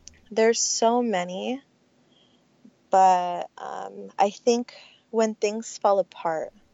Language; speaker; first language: English; early bilingual, other home language; Spanish